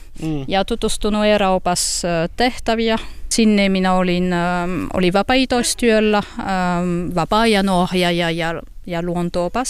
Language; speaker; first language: Finnish; non-native, learner; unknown